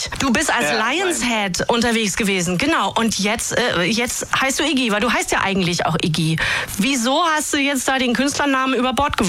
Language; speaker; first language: German; native; German